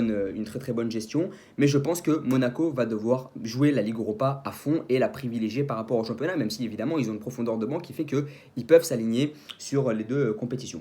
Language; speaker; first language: French; native; French